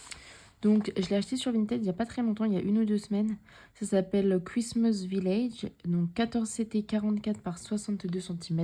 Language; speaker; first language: French; native; French